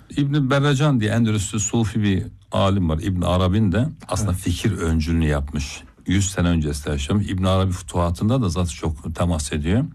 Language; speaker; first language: Turkish; native; Turkish